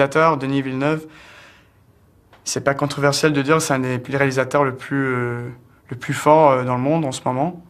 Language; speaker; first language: French; early bilingual, heritage; French